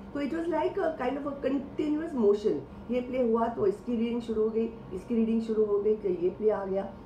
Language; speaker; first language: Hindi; non-native, local second language; Marathi